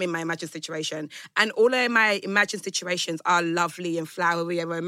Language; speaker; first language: English; non-native, local second language; Yoruba